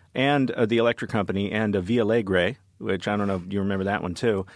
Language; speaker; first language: English; native; English